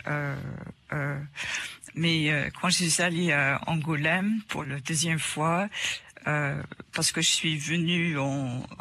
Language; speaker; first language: French; non-native, fluent; English